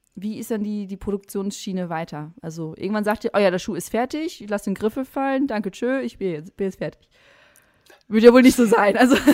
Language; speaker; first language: German; native; German